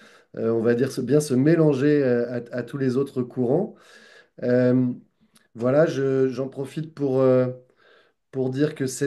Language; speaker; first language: French; native; French